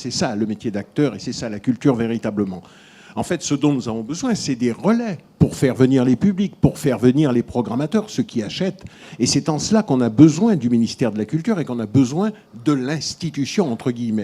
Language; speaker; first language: French; native; French